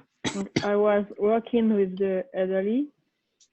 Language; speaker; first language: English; non-native, learner; French